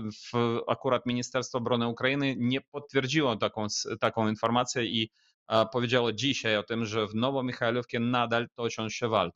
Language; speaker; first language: Polish; non-native, fluent; Ukrainian